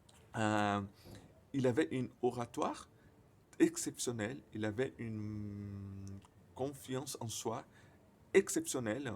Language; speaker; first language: French; non-native, learner; Portuguese